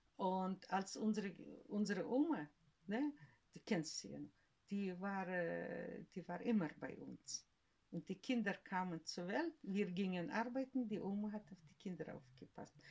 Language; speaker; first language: German; early bilingual, heritage; German